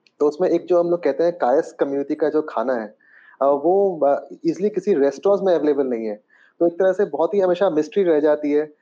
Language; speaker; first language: Hindi; native; Hindi